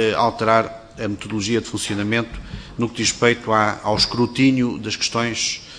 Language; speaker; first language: Portuguese; native; Portuguese